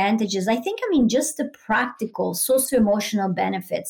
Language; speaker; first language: English; non-native, fluent; Italian